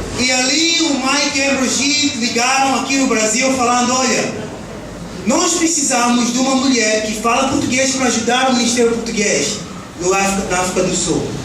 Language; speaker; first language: Portuguese; early bilingual, heritage; Portuguese